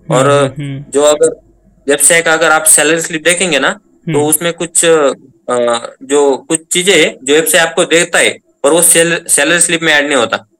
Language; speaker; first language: Hindi; non-native, local second language; Marathi